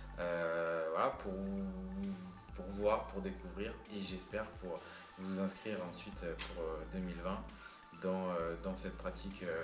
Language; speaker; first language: French; native; French